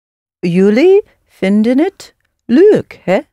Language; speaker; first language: Dutch; non-native, learner; English